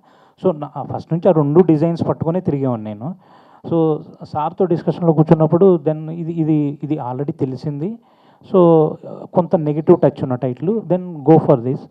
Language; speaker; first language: Telugu; native; Telugu